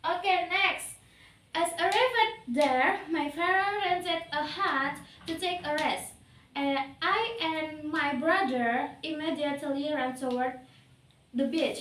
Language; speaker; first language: English; non-native, learner; Indonesian